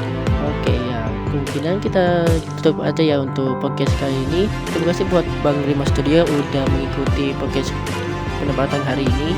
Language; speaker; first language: Indonesian; native; Indonesian